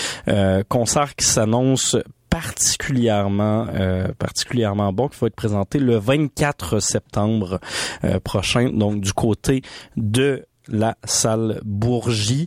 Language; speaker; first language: French; native; French